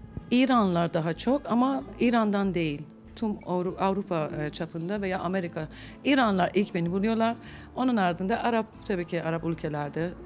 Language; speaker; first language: Turkish; non-native, fluent; Persian